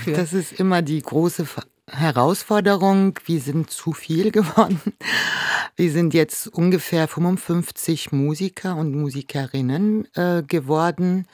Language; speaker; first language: German; non-native, fluent; Arabic